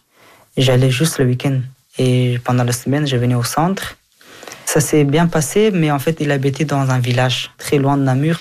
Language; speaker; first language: French; early bilingual, other home language; Persian